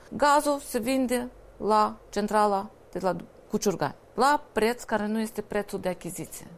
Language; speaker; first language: Romanian; native; Romanian